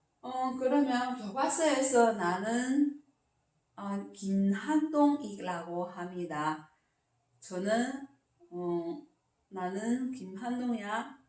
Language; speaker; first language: Korean; non-native, learner; Chinese